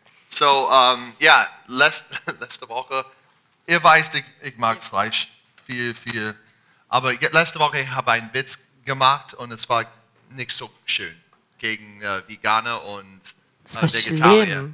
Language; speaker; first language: German; non-native, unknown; English